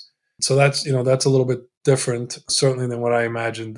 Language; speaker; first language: English; early bilingual, other home language; Italian